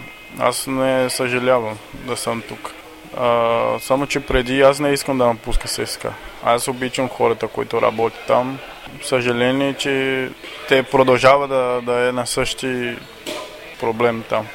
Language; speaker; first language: Bulgarian; non-native, learner; Portuguese